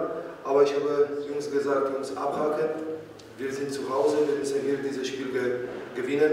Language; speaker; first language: German; non-native, fluent; Polish